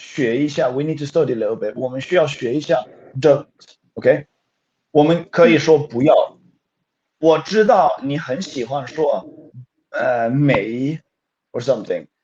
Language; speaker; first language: Chinese; non-native, fluent; Swedish